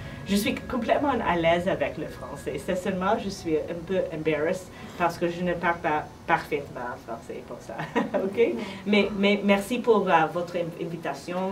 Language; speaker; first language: French; non-native, learner; English